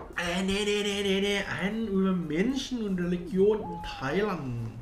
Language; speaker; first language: German; non-native, learner; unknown